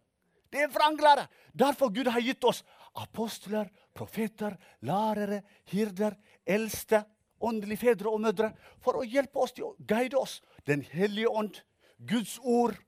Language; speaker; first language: Norwegian; non-native, fluent; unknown